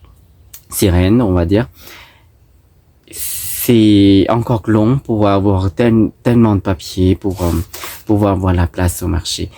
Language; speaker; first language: French; non-native, fluent; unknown